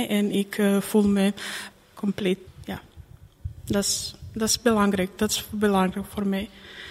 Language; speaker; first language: Dutch; non-native, learner; Croatian